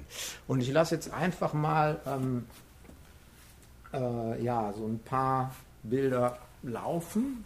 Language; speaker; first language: German; native; German